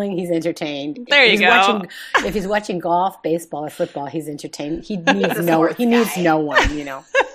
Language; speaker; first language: English; native; English